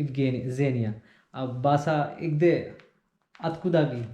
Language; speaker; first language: Russian; non-native, learner; Hindi